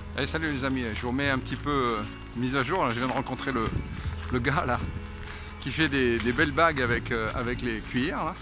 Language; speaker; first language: French; native; French